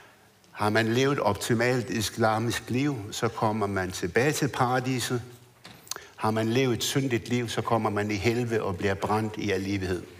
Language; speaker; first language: Danish; early bilingual, other home language; Arabic